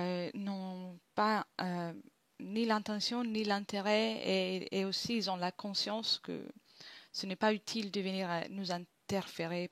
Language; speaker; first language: French; non-native, fluent; Italian